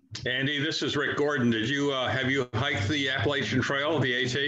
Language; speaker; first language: English; native; English